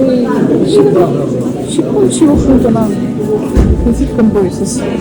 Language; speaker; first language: Korean; non-native, learner; Ukrainian